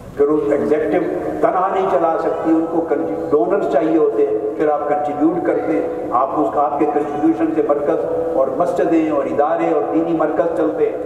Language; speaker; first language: Urdu; native; Urdu